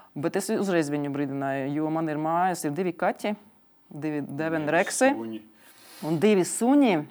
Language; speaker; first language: Latvian; non-native, local second language; Russian